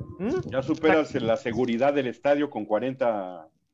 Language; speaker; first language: Spanish; native; Spanish